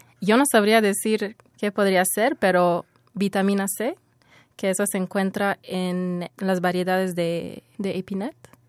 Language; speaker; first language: Spanish; early bilingual, heritage; Spanish